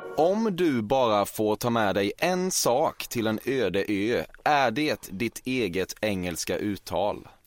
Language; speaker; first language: Swedish; native; Swedish